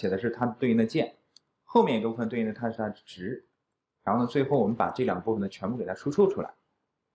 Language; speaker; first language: Chinese; native; Chinese